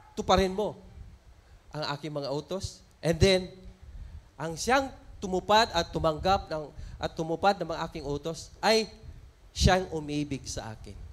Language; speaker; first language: Filipino; non-native, local second language; Cebuano